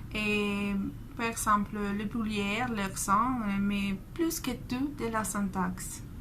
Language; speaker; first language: French; non-native, fluent; Spanish